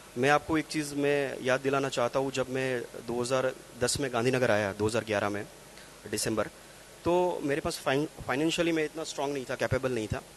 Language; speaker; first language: Hindi; non-native, local second language; Gujarati